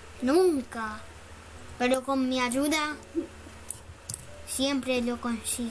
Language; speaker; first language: Spanish; native; Spanish